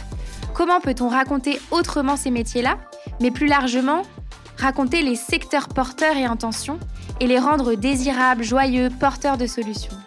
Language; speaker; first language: French; native; French